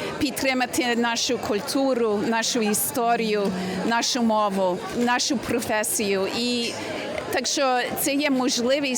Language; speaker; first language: Ukrainian; early bilingual, heritage; Ukrainian